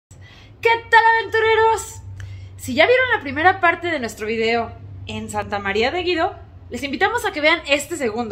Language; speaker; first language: Spanish; native; Spanish